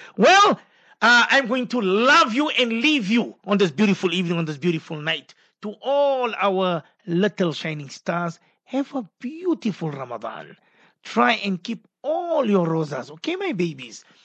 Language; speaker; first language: English; native; English